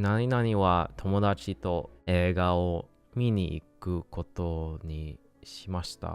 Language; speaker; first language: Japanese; non-native, learner; English